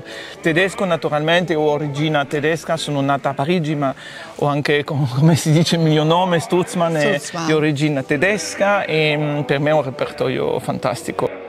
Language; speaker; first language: Italian; non-native, fluent; French